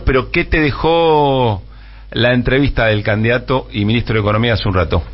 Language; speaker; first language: Spanish; native; Spanish